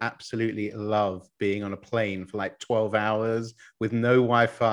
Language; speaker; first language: English; native; English